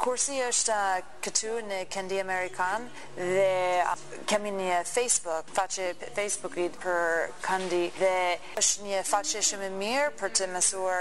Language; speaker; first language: Albanian; non-native, learner; English